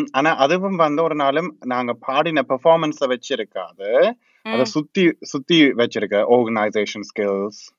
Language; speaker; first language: Tamil; early bilingual, heritage; Tamil